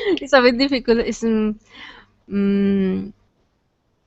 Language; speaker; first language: English; non-native, fluent; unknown